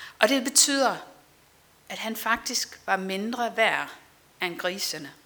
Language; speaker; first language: Danish; non-native, fluent; Dutch